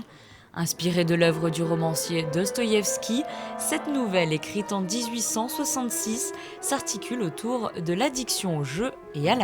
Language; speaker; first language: French; native; French